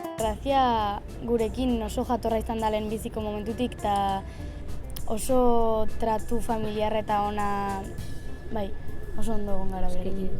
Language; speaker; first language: Basque; non-native, local second language; Spanish